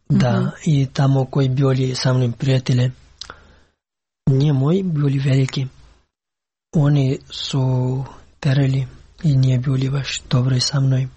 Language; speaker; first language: Serbian; non-native, learner; Pashto